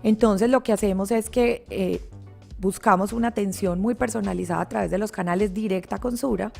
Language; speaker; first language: Spanish; native; Spanish